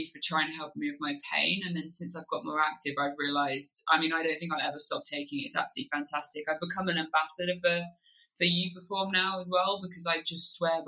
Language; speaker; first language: English; native; English